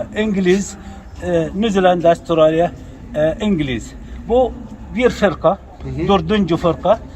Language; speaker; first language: Turkish; non-native, learner; Arabic